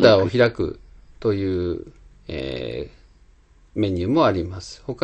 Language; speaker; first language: Japanese; native; Japanese